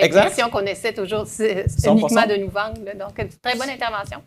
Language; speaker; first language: French; native; French